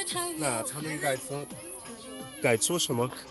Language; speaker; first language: Chinese; non-native, learner; Portuguese